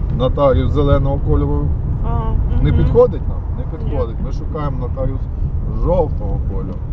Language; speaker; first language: Ukrainian; non-native, local second language; Russian